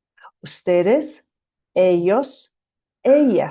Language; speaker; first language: Spanish; non-native, fluent; Mongolian